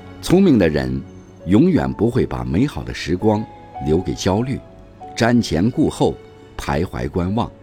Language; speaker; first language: Chinese; native; Chinese